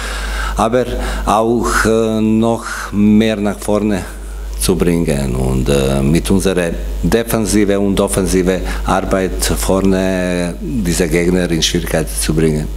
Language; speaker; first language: German; non-native, fluent; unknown